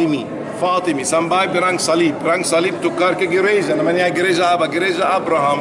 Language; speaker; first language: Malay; non-native, learner; Arabic